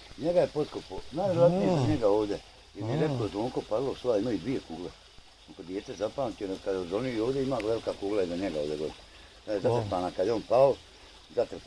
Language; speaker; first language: Bosnian; native; Bosnian